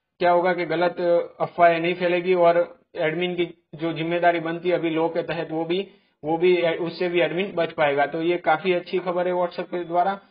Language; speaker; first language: Hindi; non-native, local second language; Gujarati